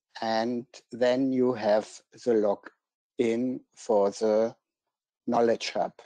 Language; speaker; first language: English; non-native, fluent; German